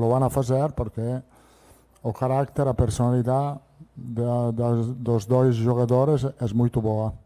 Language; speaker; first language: Portuguese; non-native, fluent; Italian